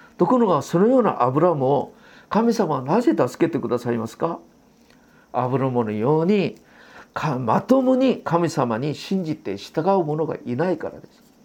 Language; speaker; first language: Japanese; non-native, fluent; Korean